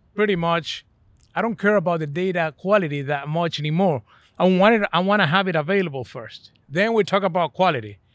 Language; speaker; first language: English; non-native, fluent; Spanish